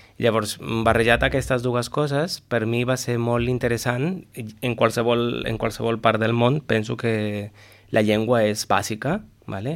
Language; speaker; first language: Catalan; non-native, fluent; Spanish